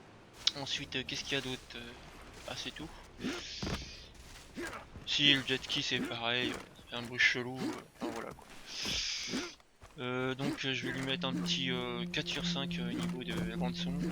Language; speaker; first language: French; native; French